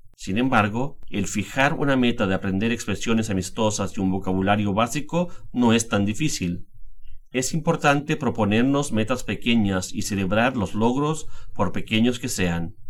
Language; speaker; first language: Spanish; native; Spanish